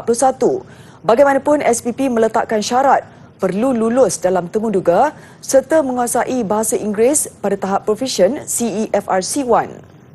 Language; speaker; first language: Malay; native; Malay